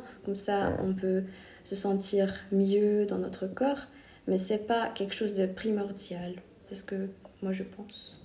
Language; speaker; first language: French; non-native, fluent; Hungarian